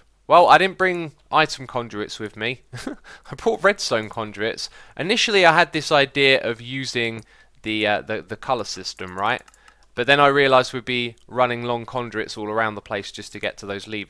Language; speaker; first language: English; native; English